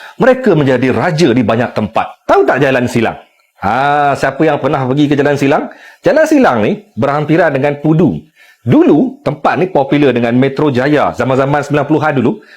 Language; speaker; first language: Malay; native; Malay